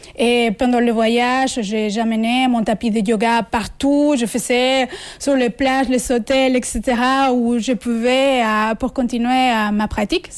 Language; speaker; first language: French; non-native, fluent; Spanish